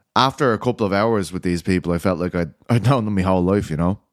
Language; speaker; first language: English; native; English